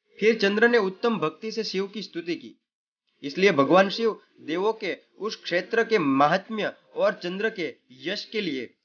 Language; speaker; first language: Hindi; non-native, local second language; Gujarati